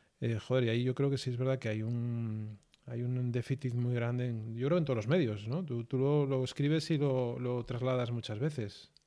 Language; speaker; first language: Spanish; native; Spanish